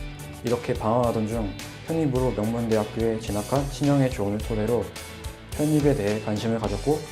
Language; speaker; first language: Korean; native; Korean